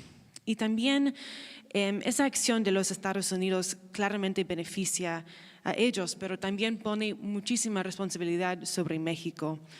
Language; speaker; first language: Spanish; non-native, fluent; English